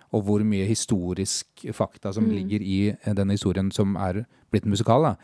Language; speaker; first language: Norwegian; native; Norwegian